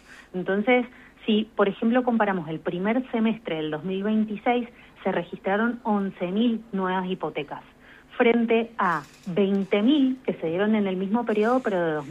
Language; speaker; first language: Spanish; native; Spanish